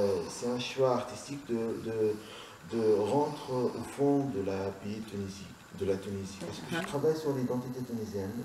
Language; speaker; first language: French; non-native, local second language; Arabic